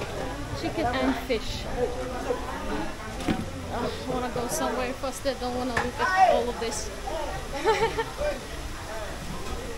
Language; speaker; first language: English; non-native, fluent; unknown